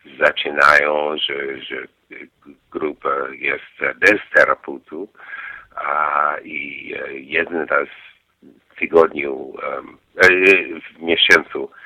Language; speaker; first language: Polish; non-native, learner; English